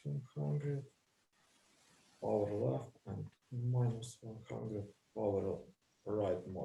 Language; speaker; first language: English; non-native, learner; Russian